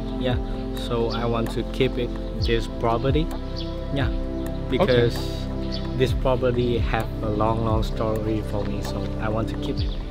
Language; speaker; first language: English; non-native, learner; Vietnamese